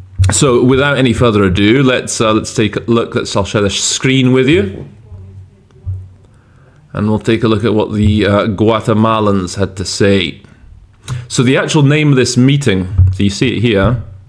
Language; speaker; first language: English; native; English